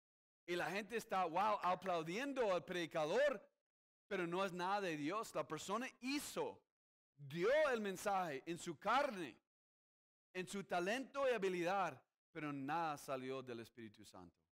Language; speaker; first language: Spanish; non-native, fluent; English